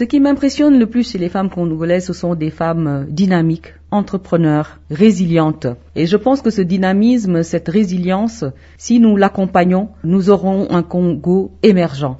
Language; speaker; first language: French; non-native, local second language; Wolof